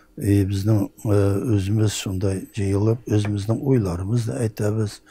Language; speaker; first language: Tatar; early bilingual, heritage; Tatar